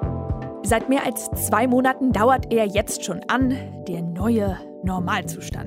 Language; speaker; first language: German; native; German